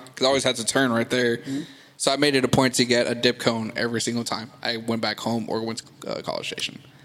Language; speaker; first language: English; early bilingual, other home language; Spanish